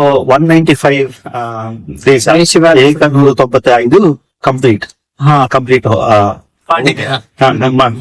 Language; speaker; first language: Kannada; non-native, learner; Telugu